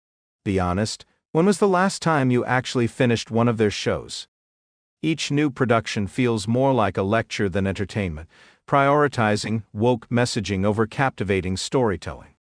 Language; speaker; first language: English; native; English